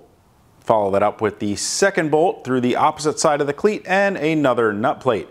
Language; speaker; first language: English; native; English